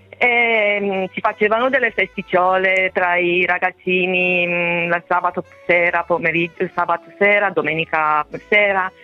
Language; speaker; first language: Italian; non-native, fluent; Romanian